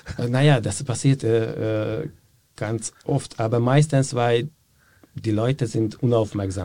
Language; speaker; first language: German; non-native, fluent; Hungarian